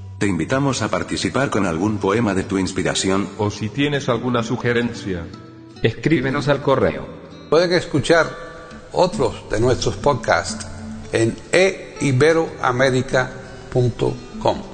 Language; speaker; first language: Spanish; native; Spanish